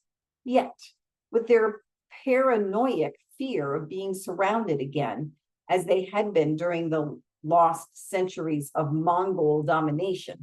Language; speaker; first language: English; native; English